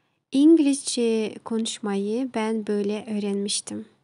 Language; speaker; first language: Turkish; non-native, learner; Kazakh